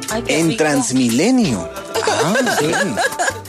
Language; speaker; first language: Spanish; native; Spanish